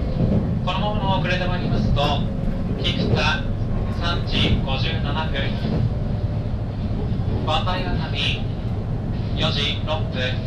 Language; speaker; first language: Japanese; native; Japanese